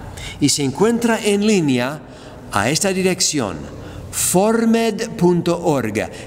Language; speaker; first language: Spanish; non-native, fluent; English